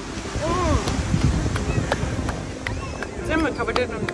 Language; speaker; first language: Japanese; non-native, fluent; Russian